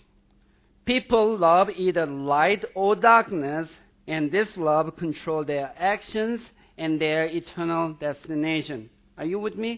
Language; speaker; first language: English; non-native, fluent; Korean